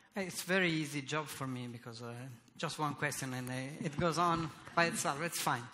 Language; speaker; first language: English; non-native, fluent; Italian